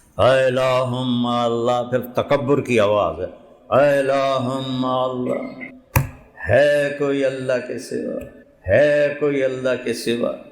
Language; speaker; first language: Urdu; non-native, local second language; Punjabi